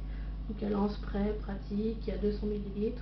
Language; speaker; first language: French; native; French